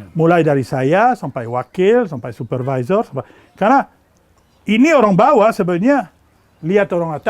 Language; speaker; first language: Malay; non-native, fluent; French